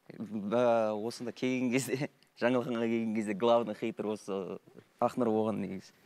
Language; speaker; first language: Kazakh; non-native, local second language; Russian